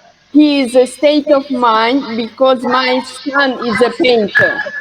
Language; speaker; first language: English; non-native, learner; Hungarian